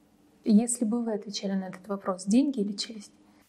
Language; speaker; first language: Russian; native; Russian